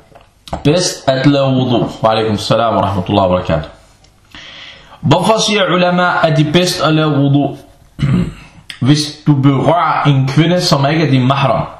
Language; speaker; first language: Danish; early bilingual, other home language; Arabic